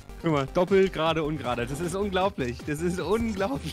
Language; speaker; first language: German; native; German